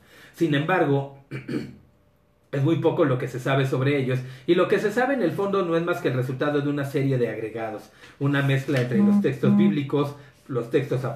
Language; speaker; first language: Spanish; native; Spanish